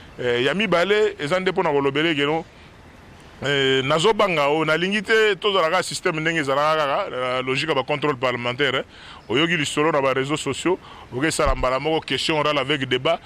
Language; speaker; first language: Lingala; non-native, local second language; Luba-Lulua